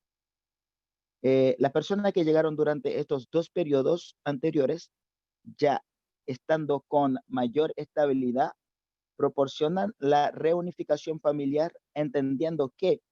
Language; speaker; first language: Spanish; non-native, fluent; Haitian Creole